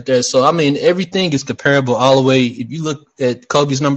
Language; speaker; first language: English; native; English